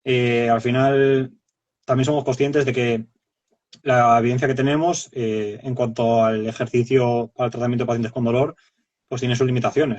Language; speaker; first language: Spanish; native; Spanish